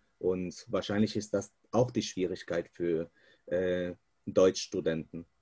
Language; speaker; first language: German; non-native, fluent; Spanish